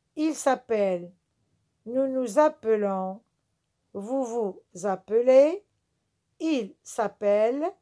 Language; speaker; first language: French; non-native, local second language; Arabic